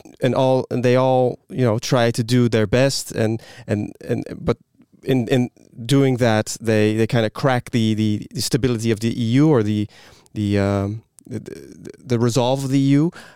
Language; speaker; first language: English; non-native, fluent; Dutch